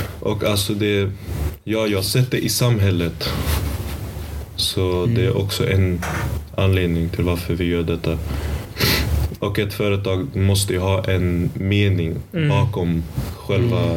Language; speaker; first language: Swedish; early bilingual, other home language; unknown